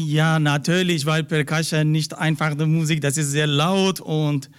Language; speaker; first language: German; non-native, learner; Persian